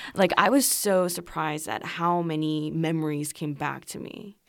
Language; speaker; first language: English; non-native, fluent; Korean